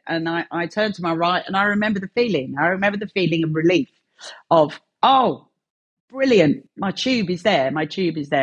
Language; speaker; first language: English; native; English